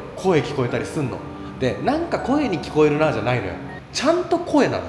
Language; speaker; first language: Japanese; native; Japanese